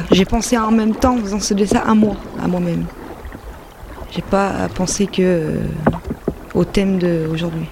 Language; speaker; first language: French; native; French